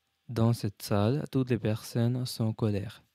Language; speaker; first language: French; non-native, learner; English